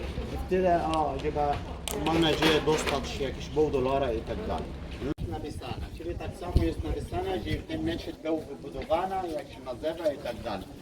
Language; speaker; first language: Polish; non-native, learner; Arabic